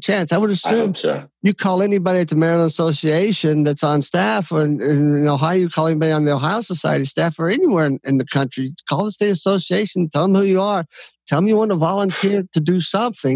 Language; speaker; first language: English; native; English